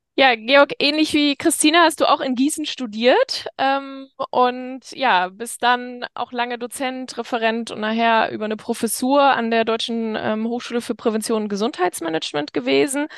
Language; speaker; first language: German; native; German